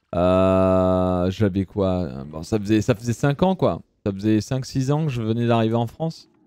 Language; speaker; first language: French; early bilingual, other home language; Italian